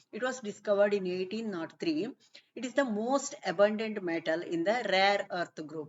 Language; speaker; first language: English; non-native, local second language; Kannada